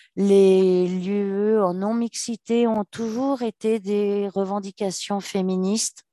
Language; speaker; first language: French; native; French